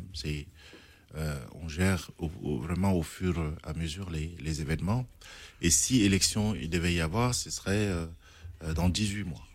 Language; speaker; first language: French; non-native, local second language; Arabic